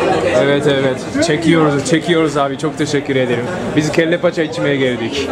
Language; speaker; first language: Turkish; non-native, fluent; Japanese